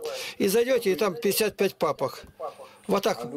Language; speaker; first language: Russian; native; Russian